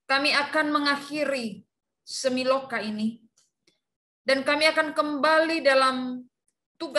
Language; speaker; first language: Indonesian; native; Indonesian